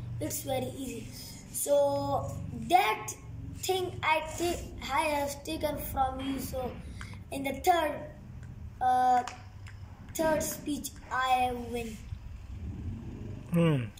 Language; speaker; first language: English; non-native, learner; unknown